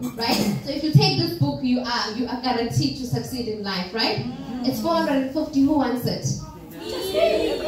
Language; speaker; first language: English; non-native, local second language; Swati